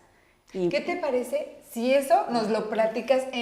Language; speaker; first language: Spanish; native; Spanish